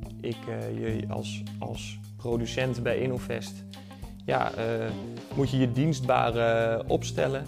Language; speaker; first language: Dutch; native; Dutch